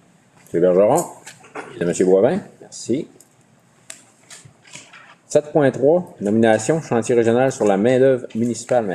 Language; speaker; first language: French; native; French